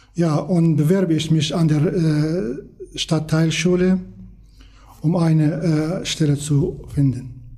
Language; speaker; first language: German; non-native, learner; Kurdish